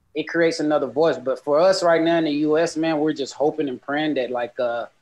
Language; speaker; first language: English; native; English